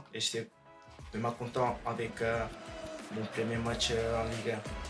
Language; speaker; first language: French; non-native, learner; Dutch